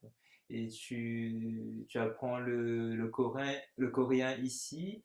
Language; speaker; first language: French; native; French